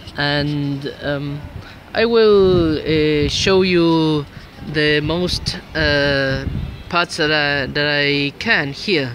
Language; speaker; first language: English; non-native, learner; Spanish